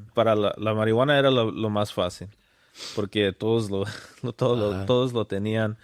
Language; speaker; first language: Spanish; early bilingual, other home language; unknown